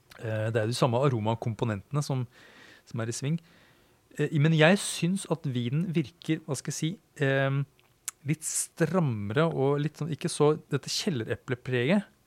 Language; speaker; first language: Norwegian; native; Norwegian